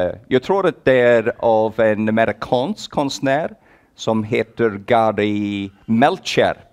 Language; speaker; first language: Swedish; non-native, fluent; English